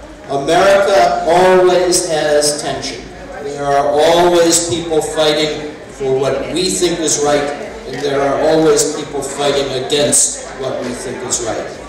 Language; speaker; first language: English; native; English